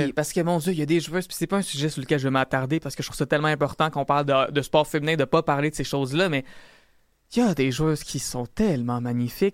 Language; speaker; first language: French; native; French